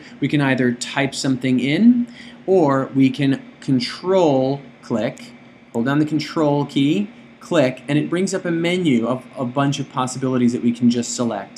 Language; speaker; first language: English; native; English